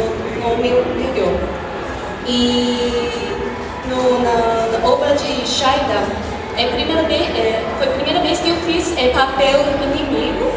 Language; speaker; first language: Portuguese; non-native, fluent; Japanese